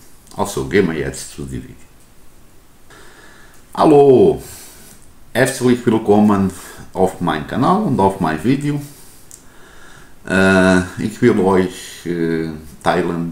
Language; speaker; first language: German; non-native, learner; Portuguese